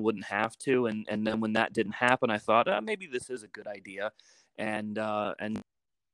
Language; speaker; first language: English; native; English